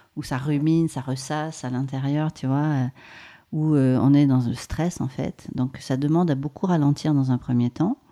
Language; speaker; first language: French; native; French